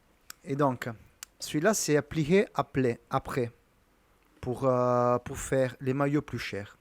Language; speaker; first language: French; non-native, learner; Italian